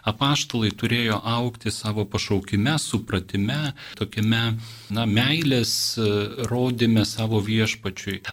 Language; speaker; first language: Lithuanian; non-native, local second language; Polish